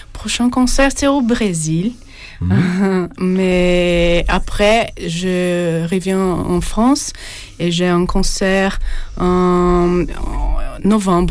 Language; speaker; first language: French; non-native, fluent; Portuguese